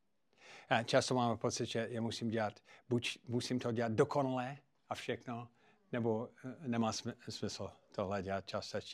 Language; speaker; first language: Czech; non-native, fluent; English